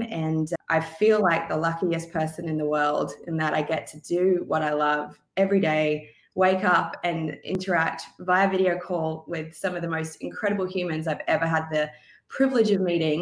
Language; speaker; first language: English; native; English